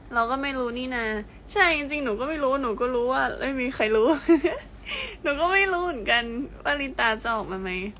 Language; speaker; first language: Thai; native; Thai